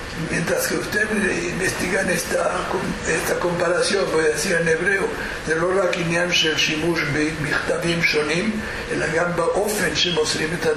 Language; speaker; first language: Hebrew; non-native, fluent; Spanish